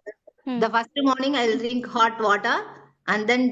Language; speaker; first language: English; non-native, learner; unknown